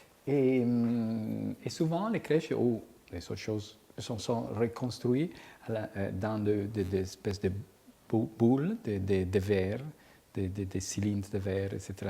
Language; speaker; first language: French; non-native, fluent; Italian